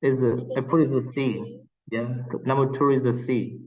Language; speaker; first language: English; non-native, learner; Vietnamese